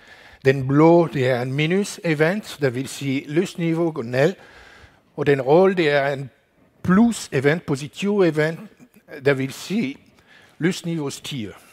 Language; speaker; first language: Danish; non-native, learner; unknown